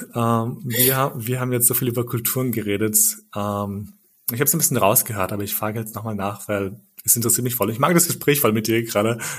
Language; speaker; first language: German; early bilingual, other home language; Albanian